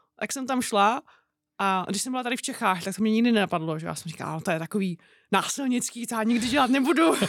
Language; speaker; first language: Czech; native; Czech